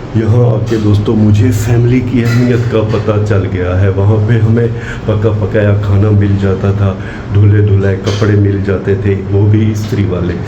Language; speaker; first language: Urdu; non-native, local second language; Saraiki